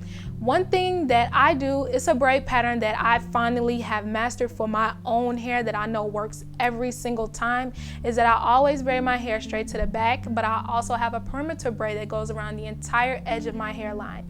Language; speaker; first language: English; native; English